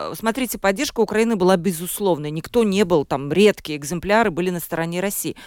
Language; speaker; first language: Russian; native; Russian